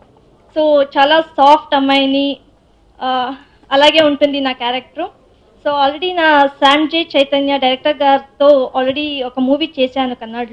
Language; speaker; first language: Telugu; non-native, learner; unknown